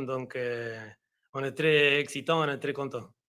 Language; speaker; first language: French; non-native, fluent; Spanish